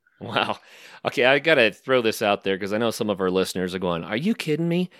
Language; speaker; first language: English; native; English